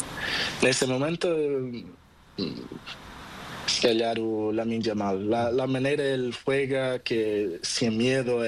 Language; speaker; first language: Spanish; non-native, learner; Portuguese